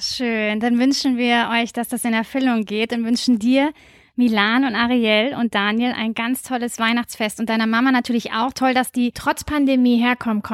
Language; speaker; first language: German; native; German